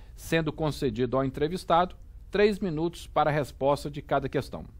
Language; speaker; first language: Portuguese; native; Portuguese